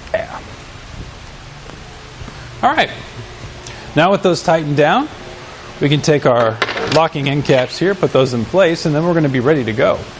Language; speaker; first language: English; native; English